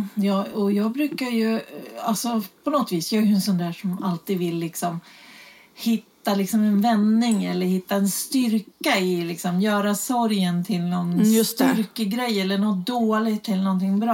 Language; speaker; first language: Swedish; native; Swedish